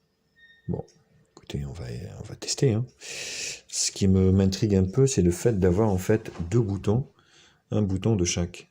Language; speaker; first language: French; native; French